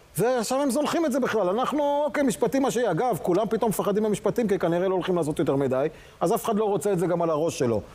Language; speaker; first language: Hebrew; native; Hebrew